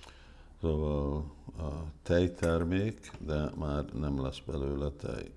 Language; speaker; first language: Hungarian; early bilingual, heritage; Hungarian